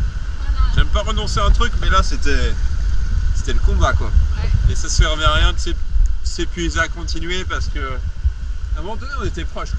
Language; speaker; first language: French; native; French